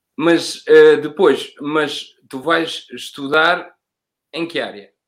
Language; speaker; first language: Portuguese; native; Portuguese